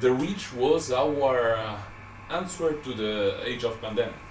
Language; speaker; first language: English; non-native, fluent; Italian